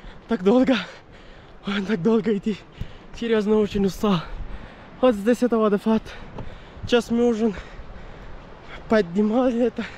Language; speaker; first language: Russian; non-native, learner; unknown